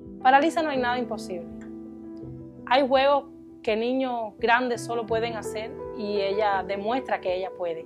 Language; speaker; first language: Spanish; native; Spanish